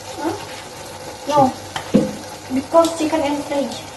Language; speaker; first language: English; non-native, learner; Indonesian